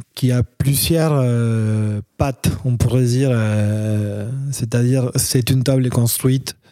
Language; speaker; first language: French; non-native, fluent; Spanish